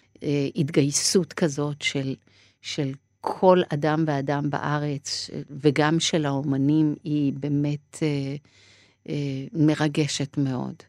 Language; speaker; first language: Hebrew; early bilingual, other home language; Persian